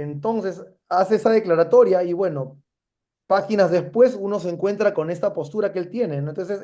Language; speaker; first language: Spanish; native; Spanish